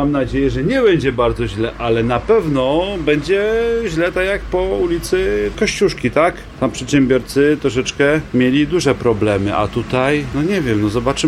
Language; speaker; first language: Polish; native; Polish